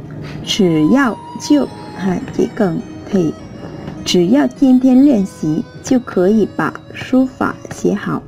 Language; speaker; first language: Chinese; non-native, fluent; Vietnamese